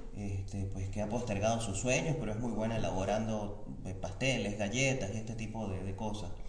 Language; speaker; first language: Spanish; native; Spanish